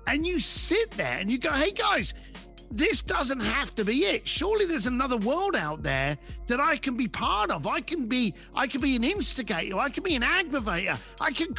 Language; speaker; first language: English; native; English